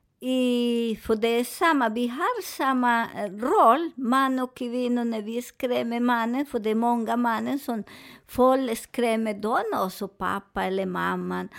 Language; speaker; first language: Swedish; non-native, fluent; Spanish